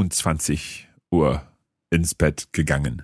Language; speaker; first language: German; non-native, learner; English